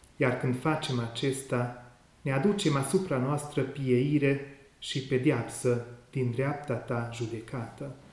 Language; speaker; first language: Romanian; non-native, local second language; Hungarian